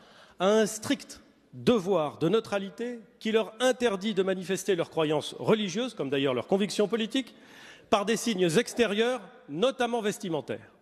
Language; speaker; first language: French; native; French